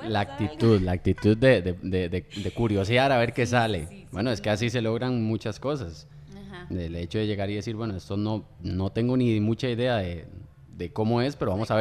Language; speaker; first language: Spanish; native; Spanish